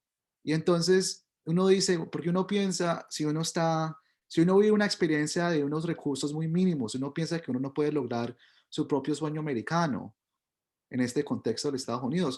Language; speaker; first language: Spanish; early bilingual, heritage; Spanish